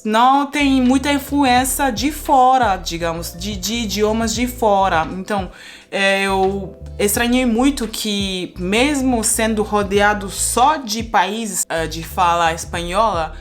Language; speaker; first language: Portuguese; non-native, fluent; Spanish